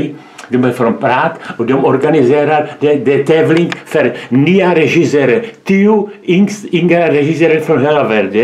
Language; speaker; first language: Swedish; non-native, learner; Czech